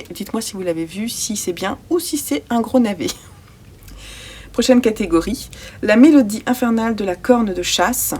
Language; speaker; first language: French; native; French